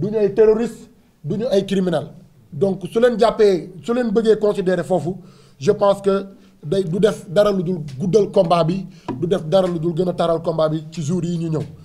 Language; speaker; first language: Wolof; native; Wolof